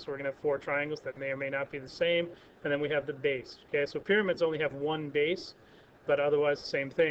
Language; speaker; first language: English; native; English